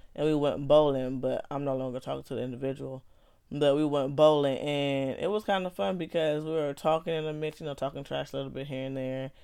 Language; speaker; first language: English; native; English